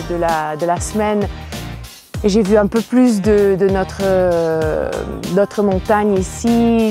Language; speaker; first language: French; non-native, fluent; English